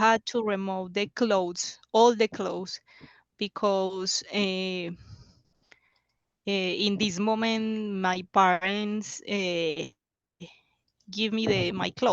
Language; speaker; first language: English; non-native, learner; Spanish